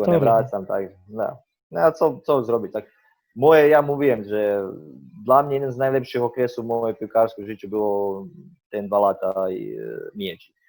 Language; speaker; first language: Polish; non-native, fluent; Croatian